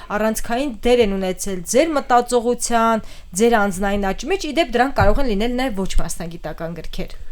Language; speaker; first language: Armenian; native; Armenian